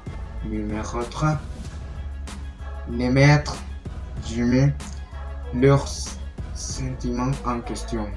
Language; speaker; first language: French; non-native, learner; Spanish